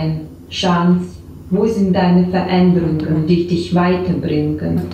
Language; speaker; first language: German; non-native, learner; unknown